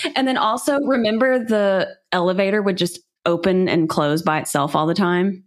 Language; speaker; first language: English; native; English